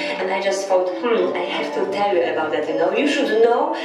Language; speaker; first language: English; non-native, fluent; Polish